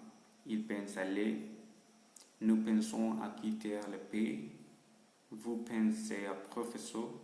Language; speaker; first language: French; non-native, learner; Spanish